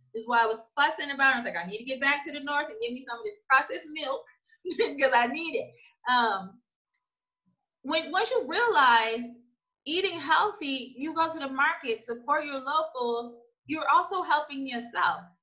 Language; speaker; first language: English; native; English